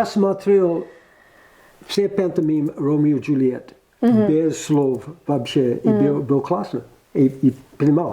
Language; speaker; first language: Russian; non-native, learner; English